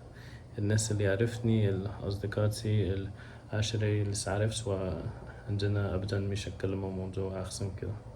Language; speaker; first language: Arabic; non-native, learner; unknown